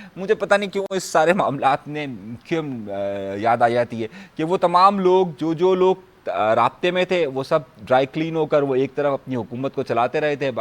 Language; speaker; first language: Urdu; native; Urdu